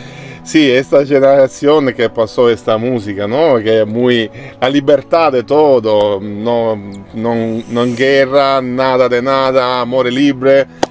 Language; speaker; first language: Spanish; non-native, learner; Italian